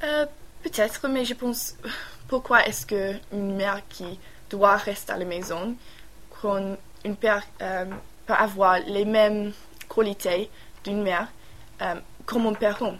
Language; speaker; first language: French; non-native, learner; English